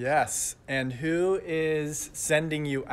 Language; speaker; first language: English; native; English